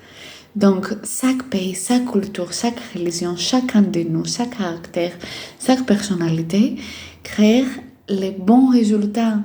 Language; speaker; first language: French; non-native, fluent; Greek